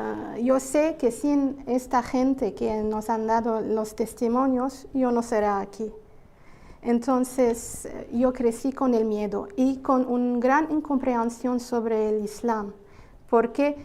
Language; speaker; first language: Spanish; non-native, fluent; Arabic